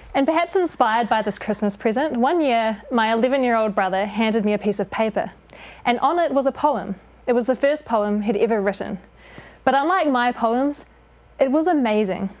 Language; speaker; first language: English; native; English